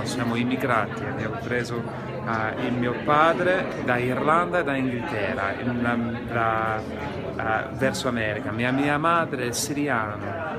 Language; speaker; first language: Italian; non-native, fluent; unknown